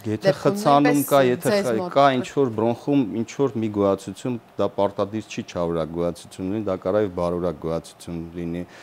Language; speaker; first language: Armenian; native; Armenian